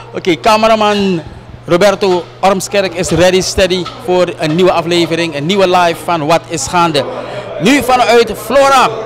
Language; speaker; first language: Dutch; native; Dutch